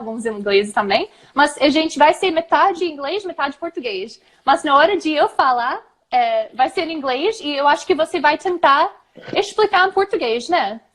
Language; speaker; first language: Portuguese; non-native, fluent; English